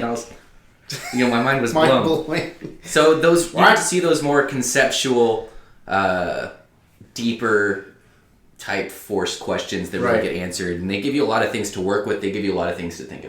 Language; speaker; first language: English; native; English